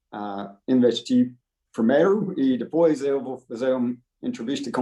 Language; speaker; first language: Portuguese; non-native, fluent; English